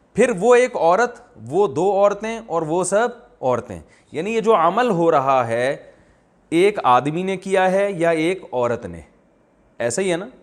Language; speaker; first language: Urdu; native; Urdu